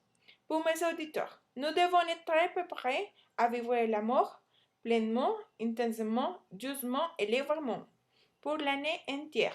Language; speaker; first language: French; non-native, learner; Spanish